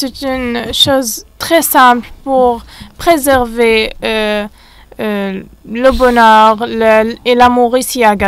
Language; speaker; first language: French; non-native, fluent; Arabic